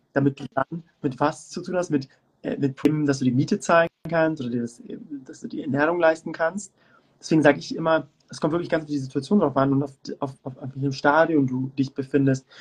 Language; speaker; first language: German; early bilingual, other home language; Turkish